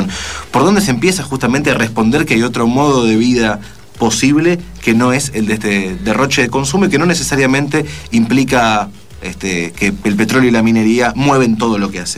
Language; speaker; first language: Spanish; native; Spanish